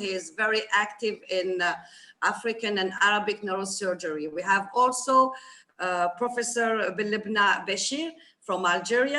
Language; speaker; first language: English; non-native, fluent; Arabic